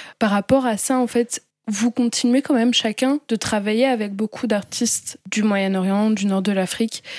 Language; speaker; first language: French; native; French